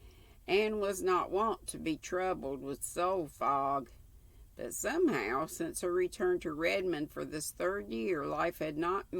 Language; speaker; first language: English; native; English